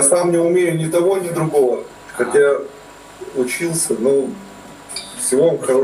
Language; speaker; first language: Russian; native; Russian